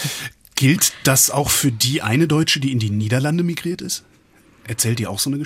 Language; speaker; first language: German; native; German